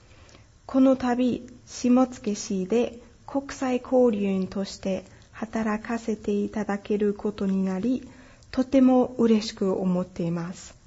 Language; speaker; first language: Japanese; non-native, fluent; German